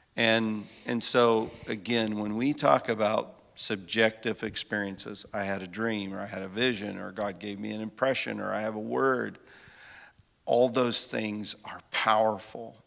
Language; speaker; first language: English; native; English